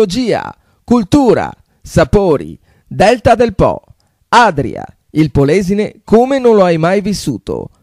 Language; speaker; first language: Italian; native; Italian